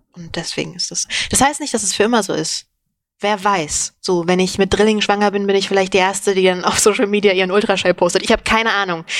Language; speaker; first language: German; early bilingual, other home language; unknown